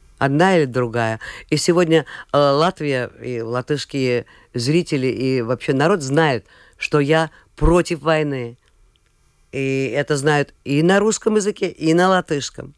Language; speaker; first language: Russian; non-native, local second language; Latvian